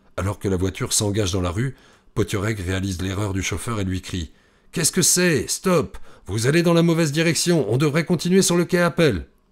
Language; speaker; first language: French; native; French